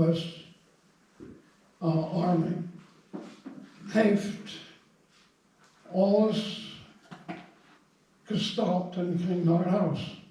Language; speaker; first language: Dutch; non-native, fluent; English